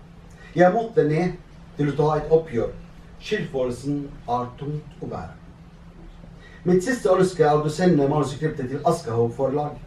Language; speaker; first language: Norwegian; non-native, fluent; Arabic